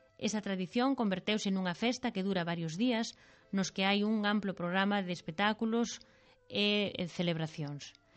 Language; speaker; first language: Galician; native; Galician